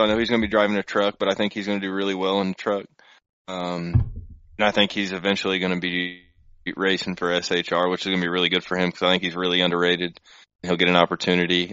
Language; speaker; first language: English; native; English